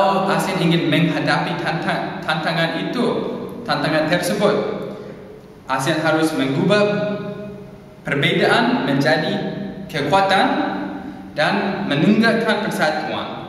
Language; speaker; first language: Indonesian; non-native, learner; English